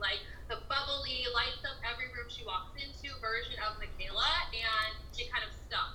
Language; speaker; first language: English; native; English